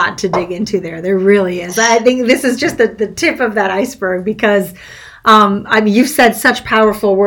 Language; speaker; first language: English; non-native, fluent; French